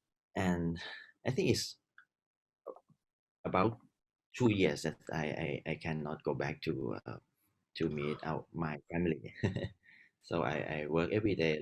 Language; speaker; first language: English; non-native, learner; Thai